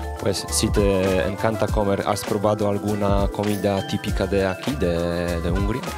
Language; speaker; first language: Spanish; non-native, learner; Polish